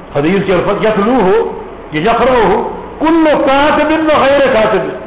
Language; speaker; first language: Urdu; native; Urdu